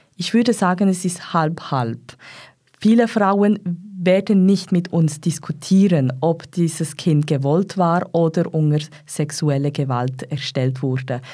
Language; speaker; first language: German; non-native, local second language; French